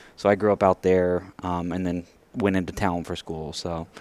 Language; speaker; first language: English; native; English